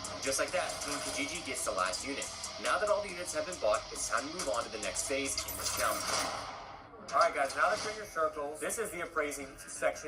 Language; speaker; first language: English; native; English